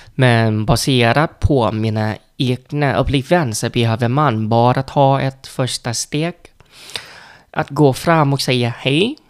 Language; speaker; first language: Swedish; non-native, learner; Vietnamese